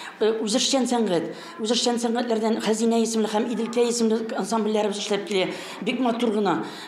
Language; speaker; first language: Tatar; native; Tatar